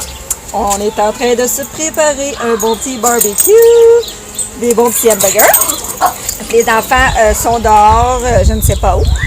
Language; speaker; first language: French; native; French